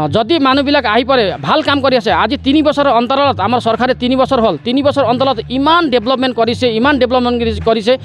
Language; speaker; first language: Assamese; non-native, local second language; Nepali